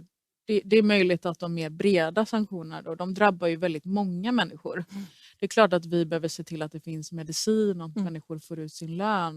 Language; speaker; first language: Swedish; early bilingual, other home language; Persian